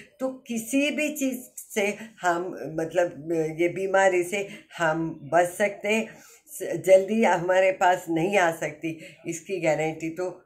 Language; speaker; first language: Hindi; non-native, local second language; Marathi